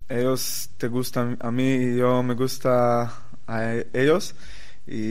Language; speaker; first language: Spanish; non-native, learner; Hebrew